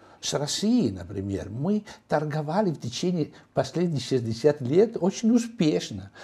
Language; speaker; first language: Russian; non-native, fluent; Italian